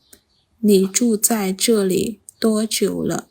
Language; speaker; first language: Chinese; non-native, fluent; Khmer